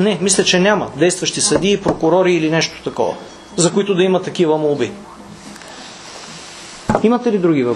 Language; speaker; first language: Bulgarian; native; Bulgarian